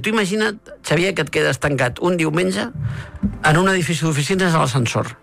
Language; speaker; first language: Catalan; native; Catalan